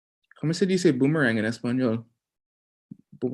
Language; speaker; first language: Spanish; non-native, learner; English